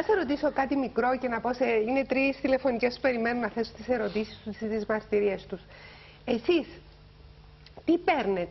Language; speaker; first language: Greek; native; Greek